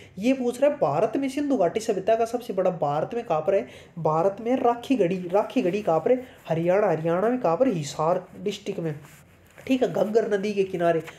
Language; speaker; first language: Hindi; native; Hindi